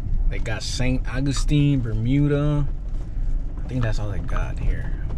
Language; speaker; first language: English; early bilingual, other home language; Spanish